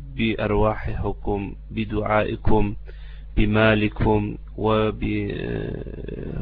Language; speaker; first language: Arabic; non-native, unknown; Turkish